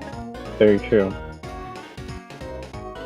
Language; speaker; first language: English; native; English